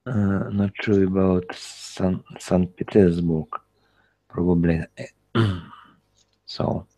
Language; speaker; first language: English; non-native, learner; Russian